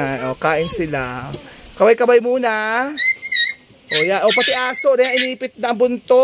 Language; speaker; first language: Filipino; native; Filipino